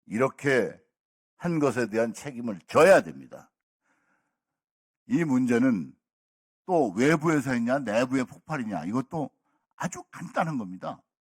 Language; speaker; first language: Korean; native; Korean